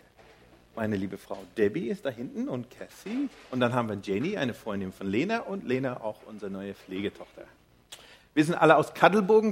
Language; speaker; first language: German; non-native, fluent; English